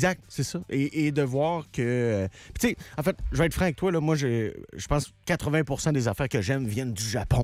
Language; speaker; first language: French; native; French